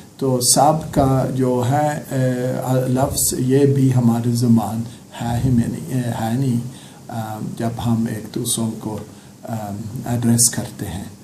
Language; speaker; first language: Urdu; non-native, fluent; Norwegian